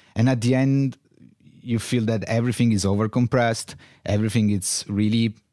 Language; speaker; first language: English; non-native, fluent; Italian